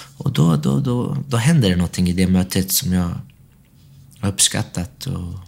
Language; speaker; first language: Swedish; early bilingual, other home language; Arabic